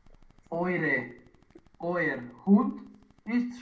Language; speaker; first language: German; non-native, learner; Romanian